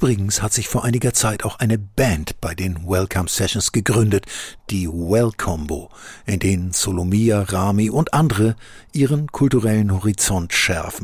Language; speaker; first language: German; native; German